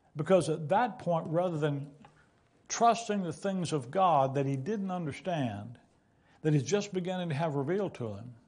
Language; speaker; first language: English; native; English